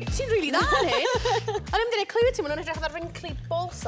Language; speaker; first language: Welsh; native; Welsh